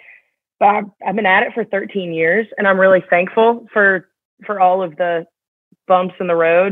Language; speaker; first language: English; native; English